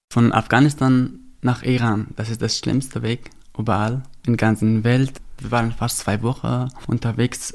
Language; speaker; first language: German; non-native, fluent; Persian